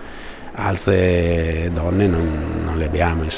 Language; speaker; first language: Italian; native; Italian